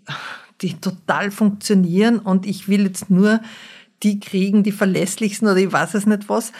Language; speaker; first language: German; native; German